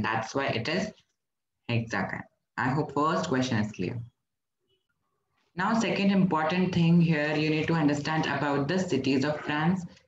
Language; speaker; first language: English; non-native, local second language; Hindi